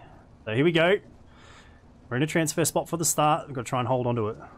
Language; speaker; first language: English; native; English